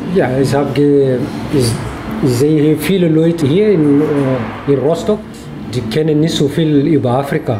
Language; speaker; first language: German; non-native, learner; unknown